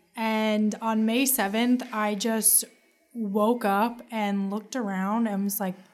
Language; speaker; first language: English; native; English